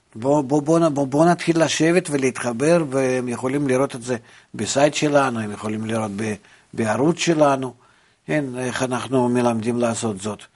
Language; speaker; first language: Hebrew; non-native, fluent; Russian